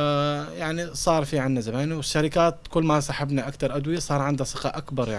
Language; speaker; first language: Arabic; native; Arabic